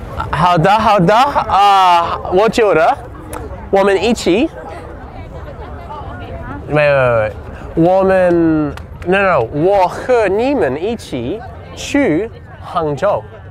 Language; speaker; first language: Chinese; non-native, learner; English